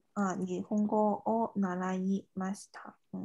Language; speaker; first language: Japanese; non-native, fluent; Chinese